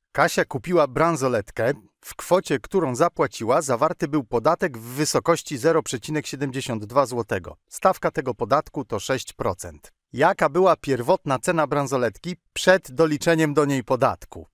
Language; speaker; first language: Polish; native; Polish